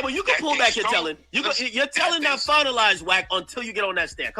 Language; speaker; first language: English; native; English